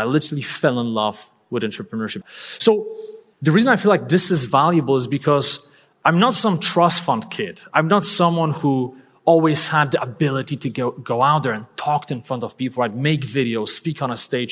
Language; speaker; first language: English; non-native, fluent; Polish